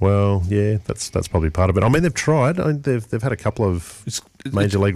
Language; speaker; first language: English; native; English